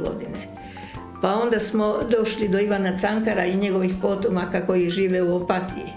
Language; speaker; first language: Croatian; native; Croatian